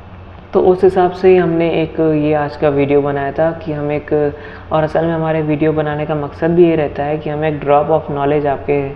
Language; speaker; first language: Hindi; native; Hindi